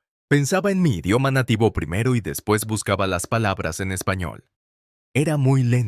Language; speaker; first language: Spanish; non-native, fluent; English